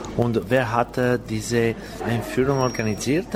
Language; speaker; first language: German; non-native, learner; Italian